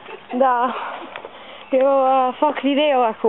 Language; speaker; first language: Romanian; non-native, learner; English